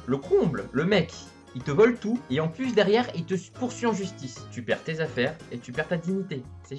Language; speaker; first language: French; native; French